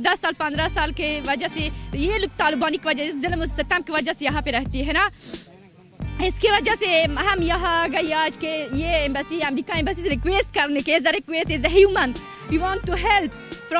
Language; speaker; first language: Hindi; non-native, learner; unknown